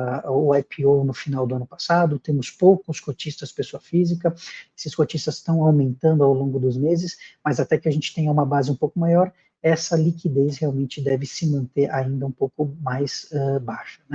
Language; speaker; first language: Portuguese; native; Portuguese